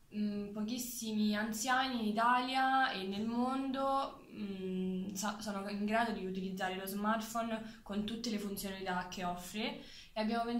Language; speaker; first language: Italian; native; Italian